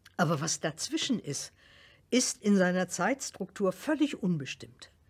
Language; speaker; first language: German; native; German